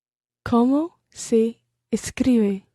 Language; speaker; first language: Spanish; non-native, learner; English